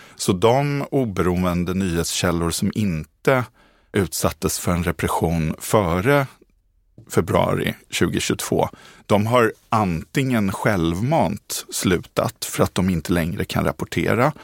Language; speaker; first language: Swedish; native; Swedish